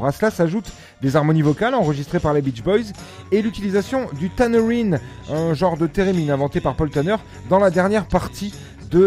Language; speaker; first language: French; native; French